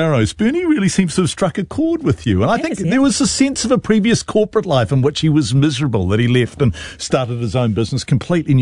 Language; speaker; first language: English; native; English